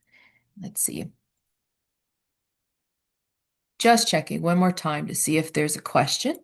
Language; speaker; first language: English; native; English